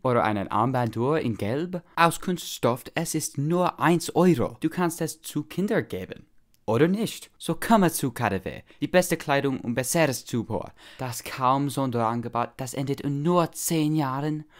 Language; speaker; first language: German; non-native, learner; English